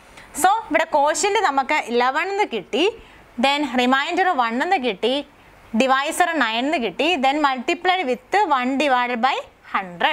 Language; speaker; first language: Malayalam; native; Malayalam